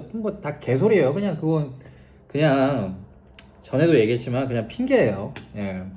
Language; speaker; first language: Korean; native; Korean